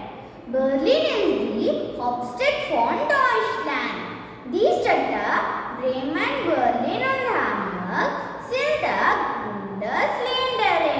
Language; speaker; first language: German; non-native, learner; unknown